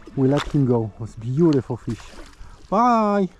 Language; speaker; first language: English; non-native, learner; Polish